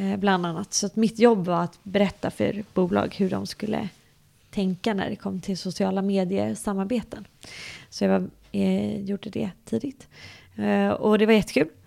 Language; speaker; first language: Swedish; early bilingual, other home language; English